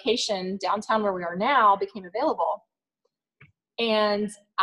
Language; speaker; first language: English; native; English